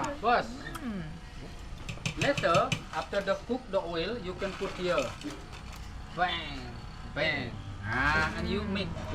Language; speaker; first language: English; non-native, learner; Indonesian